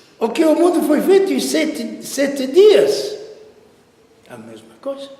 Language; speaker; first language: Portuguese; non-native, fluent; Italian